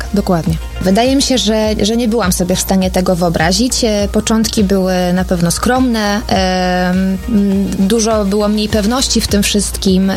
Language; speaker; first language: Polish; native; Polish